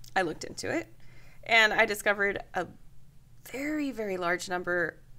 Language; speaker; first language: English; native; English